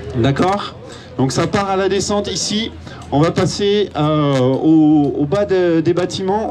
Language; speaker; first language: French; native; French